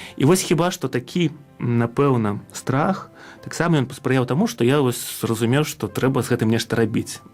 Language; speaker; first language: Belarusian; native; Belarusian